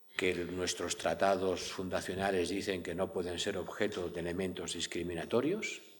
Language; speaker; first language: Spanish; native; Spanish